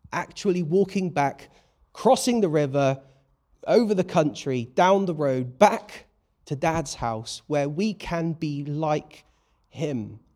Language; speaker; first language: English; native; English